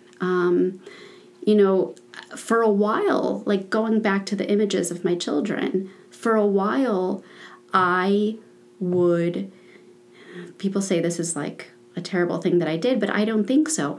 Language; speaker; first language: English; native; English